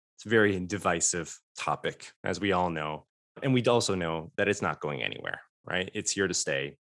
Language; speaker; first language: English; native; English